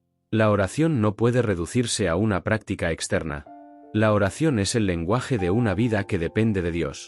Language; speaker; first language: Spanish; native; Spanish